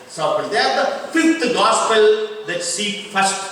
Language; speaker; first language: English; non-native, local second language; Malayalam